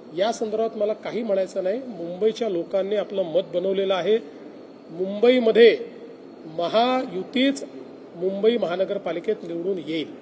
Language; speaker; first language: Marathi; native; Marathi